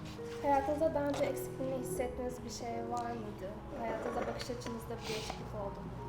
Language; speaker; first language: Turkish; native; Turkish